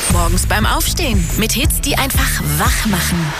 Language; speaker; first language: German; native; German